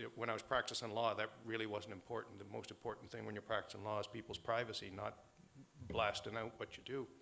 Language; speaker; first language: English; native; English